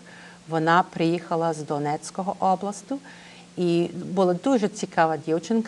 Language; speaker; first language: Ukrainian; early bilingual, heritage; Ukrainian